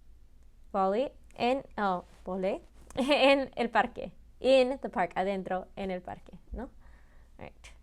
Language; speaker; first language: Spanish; early bilingual, heritage; Spanish